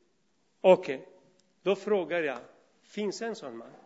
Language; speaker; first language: Swedish; non-native, fluent; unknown